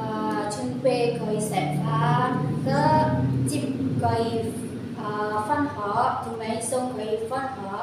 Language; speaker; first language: Cantonese; non-native, learner; Indonesian